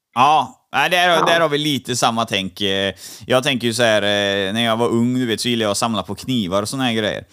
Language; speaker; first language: Swedish; native; Swedish